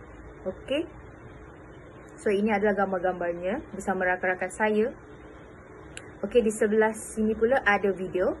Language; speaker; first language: Malay; native; Malay